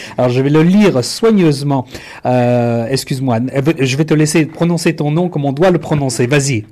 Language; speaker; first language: French; native; French